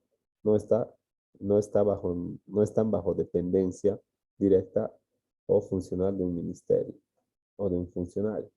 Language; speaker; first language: Spanish; native; Spanish